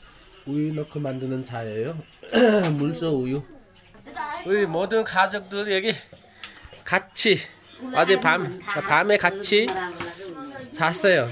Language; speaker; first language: Korean; non-native, fluent; Nepali